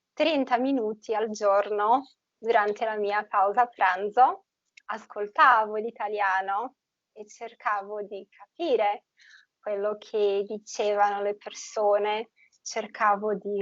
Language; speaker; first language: Italian; non-native, fluent; Portuguese